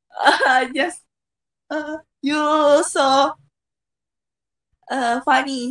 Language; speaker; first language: English; non-native, learner; Indonesian